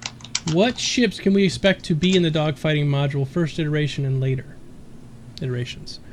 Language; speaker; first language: English; native; English